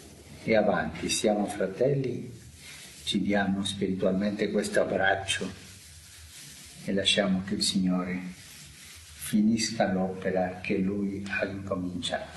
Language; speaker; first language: Italian; non-native, fluent; Spanish